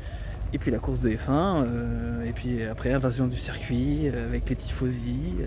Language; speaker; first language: French; native; French